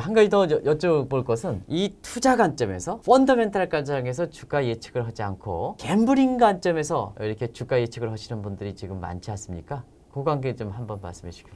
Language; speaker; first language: Korean; native; Korean